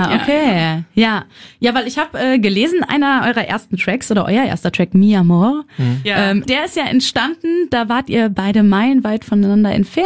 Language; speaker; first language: German; native; German